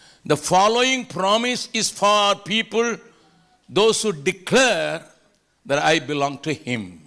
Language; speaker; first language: English; non-native, local second language; Tamil